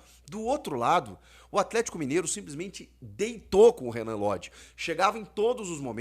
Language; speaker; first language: Portuguese; native; Portuguese